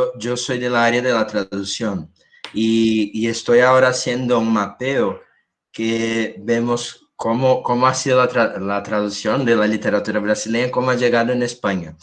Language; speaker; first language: Spanish; non-native, fluent; Portuguese